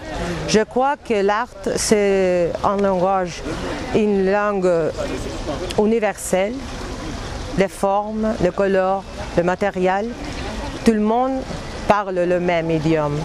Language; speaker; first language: French; non-native, learner; Spanish